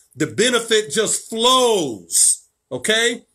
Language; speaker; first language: English; native; English